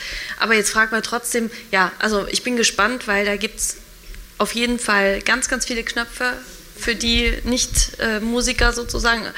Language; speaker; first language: German; native; German